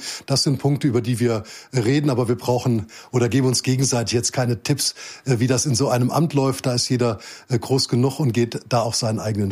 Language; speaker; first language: German; native; German